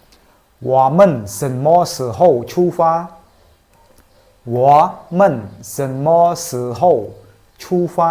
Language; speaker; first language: Chinese; non-native, fluent; Khmer